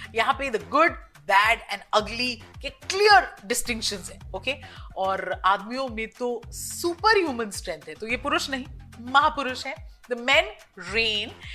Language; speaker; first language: Hindi; native; Hindi